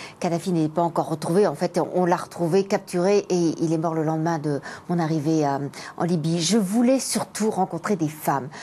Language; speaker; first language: French; native; French